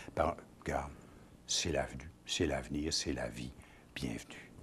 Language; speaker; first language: French; native; French